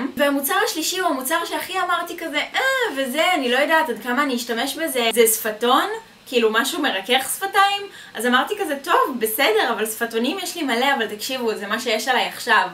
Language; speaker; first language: Hebrew; native; Hebrew